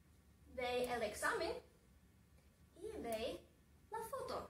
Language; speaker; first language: Spanish; non-native, fluent; English